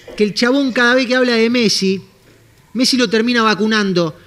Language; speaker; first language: Spanish; native; Spanish